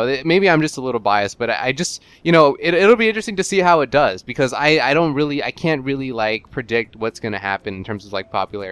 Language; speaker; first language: English; native; English